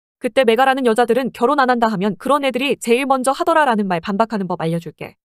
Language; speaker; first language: Korean; native; Korean